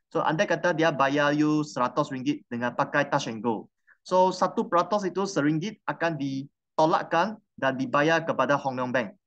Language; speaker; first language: Malay; non-native, local second language; Chinese